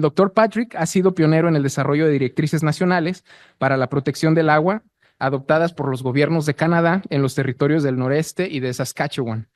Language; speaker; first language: Spanish; native; Spanish